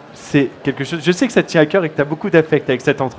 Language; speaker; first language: French; native; French